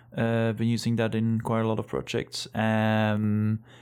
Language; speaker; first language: English; non-native, fluent; Dutch